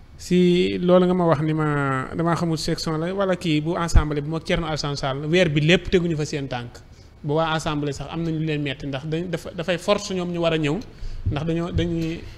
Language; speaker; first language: Wolof; native; Wolof